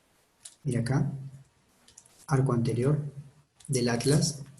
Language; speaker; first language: Spanish; native; Spanish